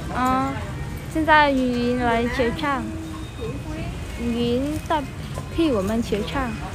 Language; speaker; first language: Chinese; non-native, learner; Vietnamese